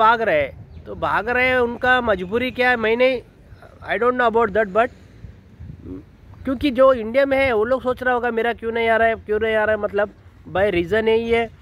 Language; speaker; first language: Hindi; non-native, local second language; Telugu